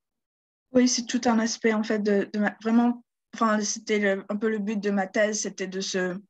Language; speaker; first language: French; native; French